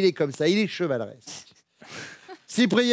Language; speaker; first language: French; native; French